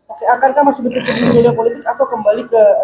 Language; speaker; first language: Indonesian; native; Indonesian